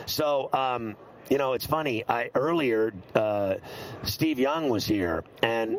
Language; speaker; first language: English; native; English